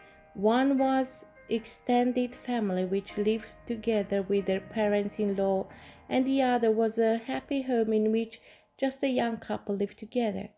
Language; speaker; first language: English; non-native, fluent; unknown